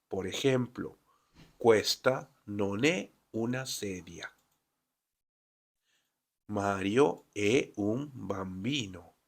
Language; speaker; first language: Italian; non-native, fluent; Spanish